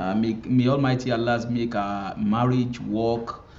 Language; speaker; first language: English; non-native, local second language; Yoruba